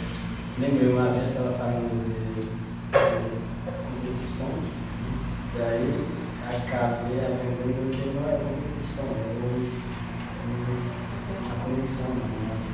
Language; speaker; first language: Portuguese; non-native, fluent; Haitian Creole